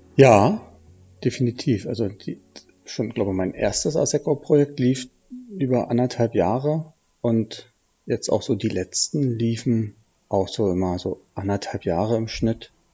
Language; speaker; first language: German; native; German